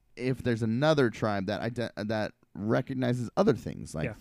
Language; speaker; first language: English; native; English